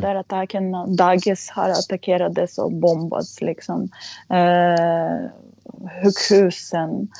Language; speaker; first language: Swedish; non-native, fluent; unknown